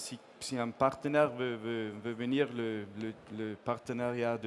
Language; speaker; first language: French; non-native, fluent; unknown